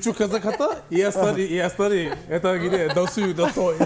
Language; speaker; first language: Russian; non-native, learner; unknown